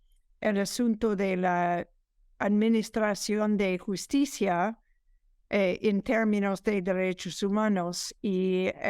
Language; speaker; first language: Spanish; non-native, fluent; English